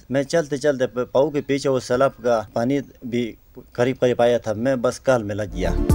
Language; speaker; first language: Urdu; non-native, local second language; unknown